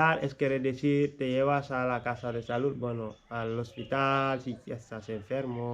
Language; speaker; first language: Spanish; non-native, fluent; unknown